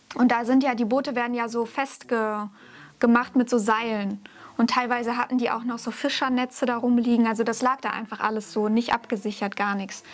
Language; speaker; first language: German; early bilingual, other home language; Russian